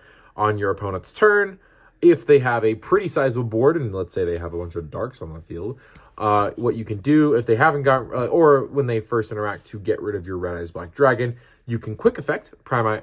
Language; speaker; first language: English; native; English